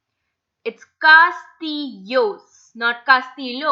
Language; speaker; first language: Spanish; non-native, fluent; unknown